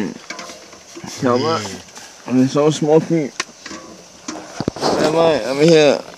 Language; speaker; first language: English; non-native, fluent; Chinese